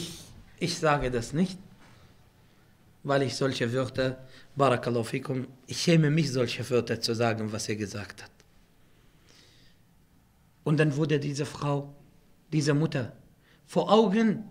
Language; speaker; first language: German; non-native, fluent; Arabic